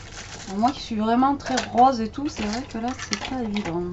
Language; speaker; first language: French; native; French